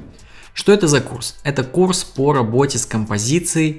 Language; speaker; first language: Russian; native; Russian